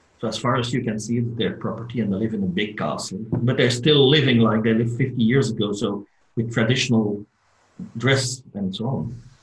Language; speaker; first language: English; non-native, fluent; Dutch